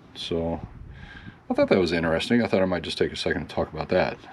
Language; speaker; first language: English; native; English